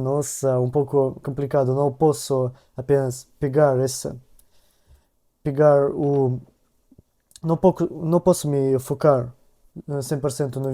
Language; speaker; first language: Portuguese; non-native, learner; Russian